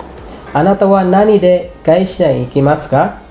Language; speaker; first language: Japanese; non-native, fluent; English